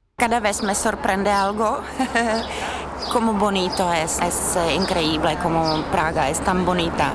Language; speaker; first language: Spanish; non-native, learner; Czech